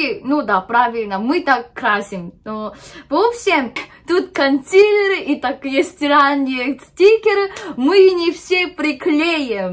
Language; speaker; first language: Russian; non-native, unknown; Korean